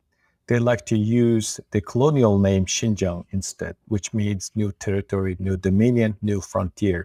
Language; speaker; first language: English; non-native, fluent; Uyghur